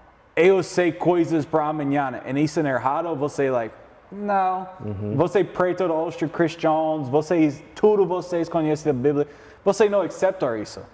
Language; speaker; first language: Portuguese; non-native, learner; English